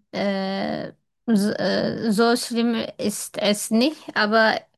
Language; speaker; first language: German; non-native, fluent; Turkish